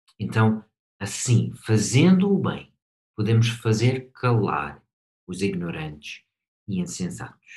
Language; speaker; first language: Portuguese; non-native, fluent; English